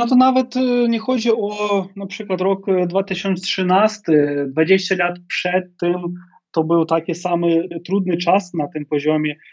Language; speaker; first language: Polish; non-native, fluent; Ukrainian